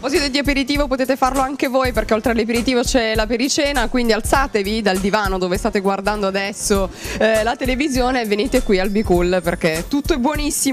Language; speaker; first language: Italian; native; Italian